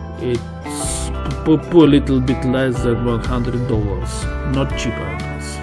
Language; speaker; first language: English; non-native, fluent; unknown